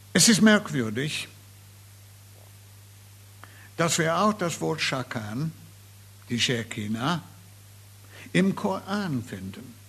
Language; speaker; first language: German; non-native, fluent; English